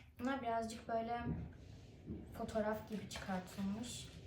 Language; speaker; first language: Turkish; early bilingual, other home language; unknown